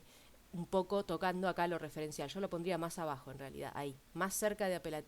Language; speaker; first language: Spanish; native; Spanish